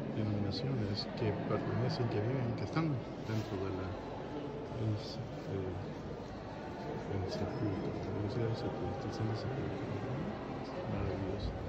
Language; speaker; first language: Spanish; early bilingual, heritage; Spanish